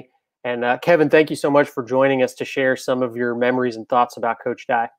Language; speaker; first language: English; native; English